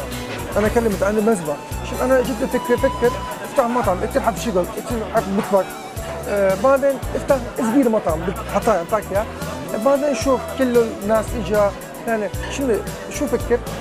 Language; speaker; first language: Arabic; non-native, learner; Turkish